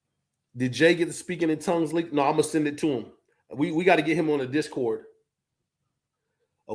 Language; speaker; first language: English; native; English